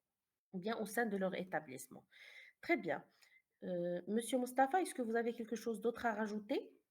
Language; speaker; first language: French; non-native, fluent; Arabic